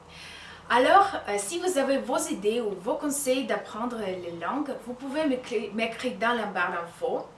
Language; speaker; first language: French; non-native, fluent; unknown